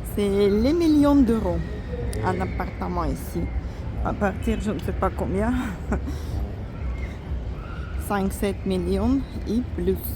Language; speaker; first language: French; non-native, fluent; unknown